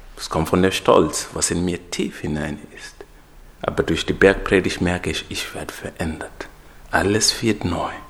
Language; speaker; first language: German; non-native, fluent; Swahili